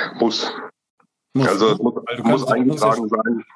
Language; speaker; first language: German; native; German